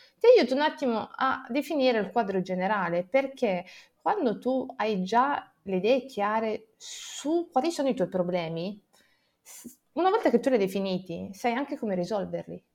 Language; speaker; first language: Italian; native; Italian